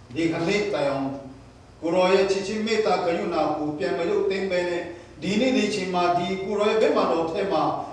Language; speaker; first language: Burmese; non-native, local second language; Tedim Chin